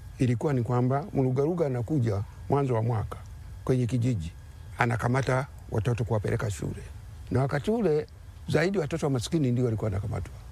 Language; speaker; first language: Swahili; non-native, local second language; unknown